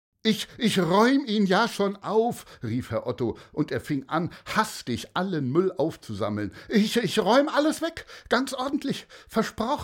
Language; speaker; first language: German; native; German